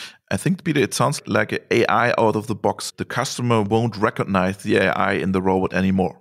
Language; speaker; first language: English; non-native, fluent; German